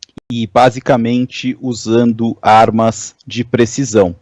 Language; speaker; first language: Portuguese; native; Portuguese